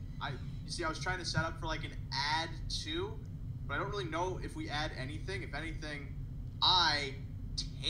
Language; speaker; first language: English; native; English